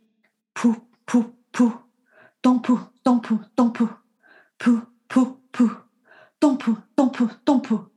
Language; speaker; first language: Chinese; native; Chinese